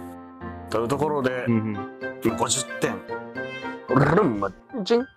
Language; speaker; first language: Japanese; native; Japanese